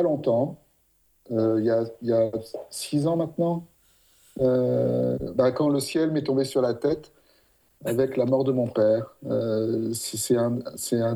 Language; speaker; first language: French; native; French